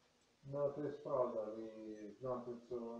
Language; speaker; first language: Polish; non-native, learner; English